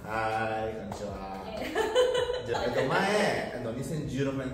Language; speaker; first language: Japanese; non-native, fluent; Indonesian